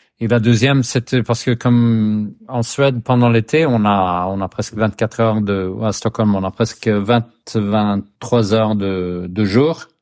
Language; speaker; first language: French; non-native, fluent; Swedish